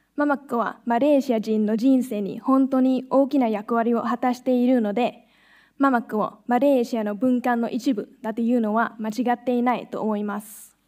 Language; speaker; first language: Japanese; non-native, fluent; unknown